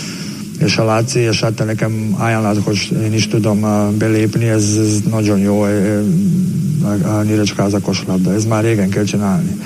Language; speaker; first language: Hungarian; non-native, fluent; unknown